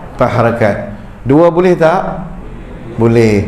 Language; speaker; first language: Malay; early bilingual, heritage; Malay